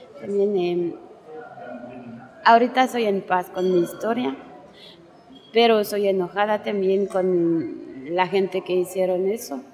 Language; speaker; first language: Spanish; non-native, learner; French